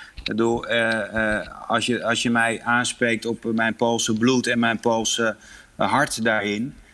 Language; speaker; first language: Dutch; early bilingual, other home language; Polish